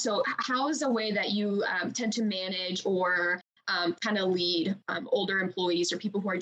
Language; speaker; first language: English; native; English